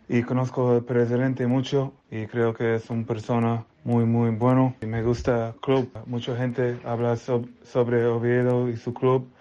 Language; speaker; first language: Spanish; non-native, learner; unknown